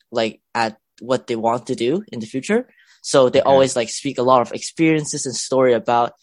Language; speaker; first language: English; non-native, local second language; Cantonese